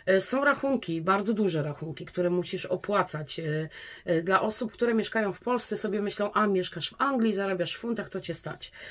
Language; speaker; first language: Polish; native; Polish